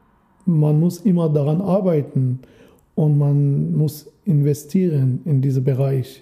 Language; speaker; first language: German; non-native, learner; Persian